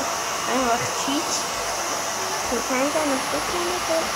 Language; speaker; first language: German; non-native, learner; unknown